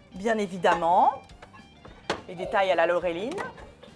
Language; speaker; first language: French; native; French